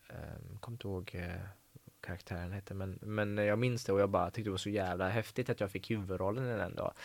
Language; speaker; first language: Swedish; early bilingual, other home language; Persian